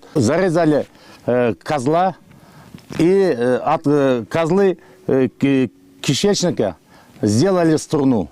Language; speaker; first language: Russian; non-native, local second language; Kyrgyz